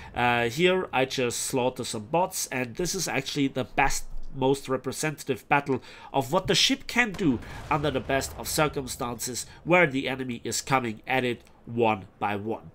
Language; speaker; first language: English; non-native, fluent; German